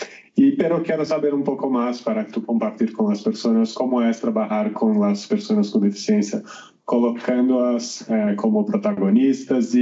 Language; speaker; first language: Spanish; non-native, learner; Portuguese